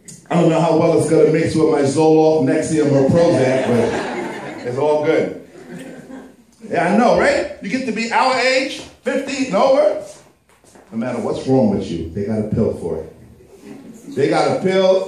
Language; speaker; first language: English; native; English